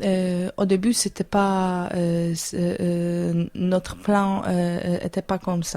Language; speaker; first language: French; non-native, learner; Polish